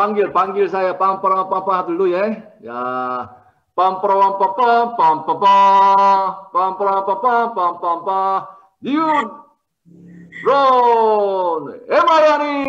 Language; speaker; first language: Indonesian; non-native, learner; Korean